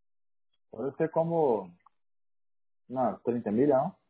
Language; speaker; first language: Spanish; non-native, learner; Portuguese